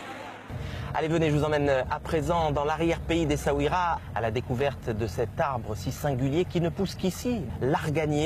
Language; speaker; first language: French; native; French